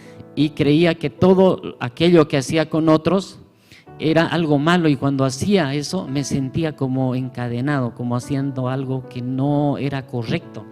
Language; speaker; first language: Spanish; native; Spanish